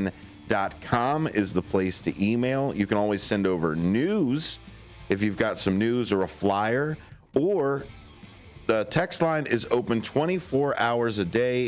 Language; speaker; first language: English; native; English